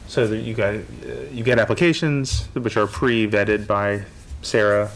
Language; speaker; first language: English; native; English